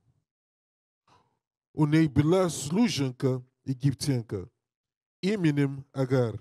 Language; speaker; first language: Russian; non-native, learner; English